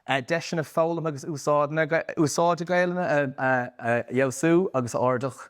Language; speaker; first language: Irish; native; Irish